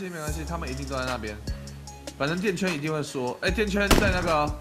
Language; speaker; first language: Chinese; native; Chinese